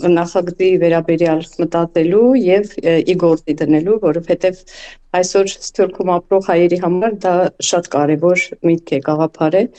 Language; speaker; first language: Armenian; native; Armenian